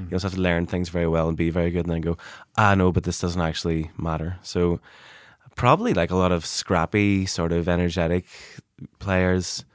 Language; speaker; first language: English; native; English